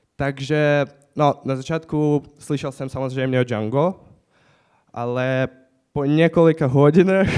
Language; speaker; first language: Czech; non-native, fluent; Ukrainian